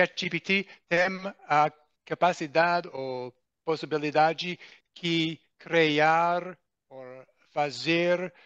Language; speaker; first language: Portuguese; non-native, learner; English